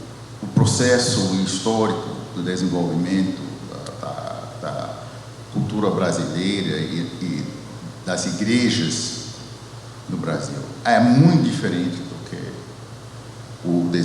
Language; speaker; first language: Portuguese; non-native, fluent; English